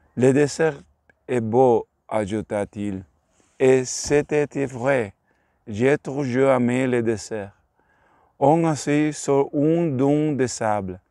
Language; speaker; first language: French; non-native, learner; Spanish